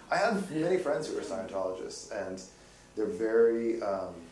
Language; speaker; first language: English; native; English